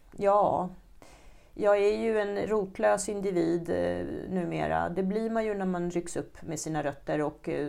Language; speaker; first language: Swedish; early bilingual, other home language; Czech